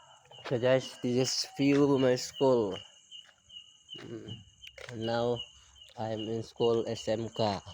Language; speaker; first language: English; non-native, learner; Indonesian